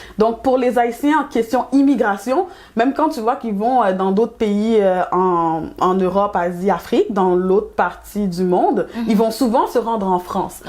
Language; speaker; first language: French; early bilingual, other home language; Haitian Creole